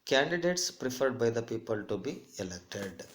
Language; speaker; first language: English; non-native, local second language; Kannada